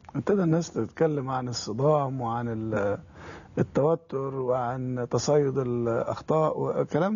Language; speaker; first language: Arabic; native; Arabic